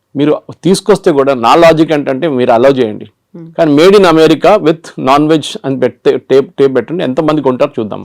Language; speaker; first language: Telugu; non-native, local second language; Malayalam